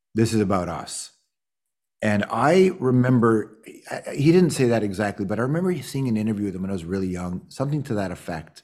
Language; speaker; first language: English; native; English